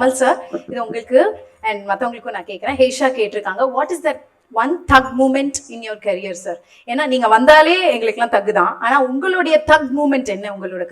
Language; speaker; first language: Tamil; native; Tamil